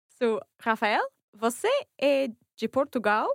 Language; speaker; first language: Portuguese; non-native, learner; English